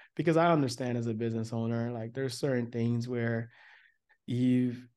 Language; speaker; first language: English; early bilingual, other home language; Yoruba